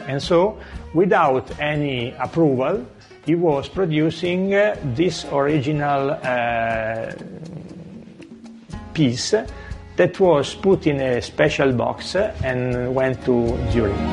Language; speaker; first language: English; non-native, fluent; Italian